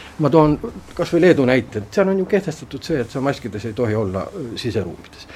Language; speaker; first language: Estonian; native; Estonian